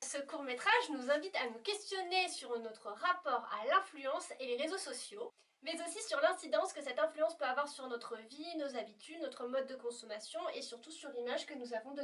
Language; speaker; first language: French; native; French